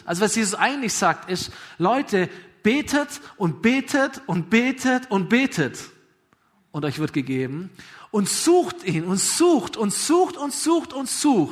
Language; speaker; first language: German; native; German